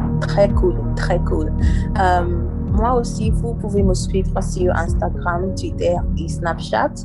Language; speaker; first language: French; non-native, learner; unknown